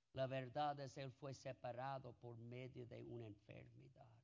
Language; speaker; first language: Spanish; non-native, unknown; English